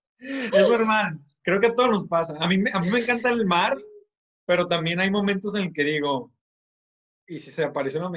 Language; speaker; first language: Spanish; native; Spanish